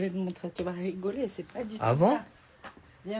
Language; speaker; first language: French; native; French